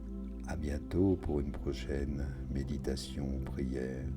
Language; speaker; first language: French; native; French